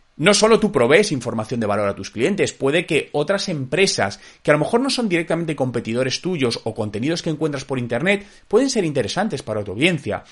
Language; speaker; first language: Spanish; native; Spanish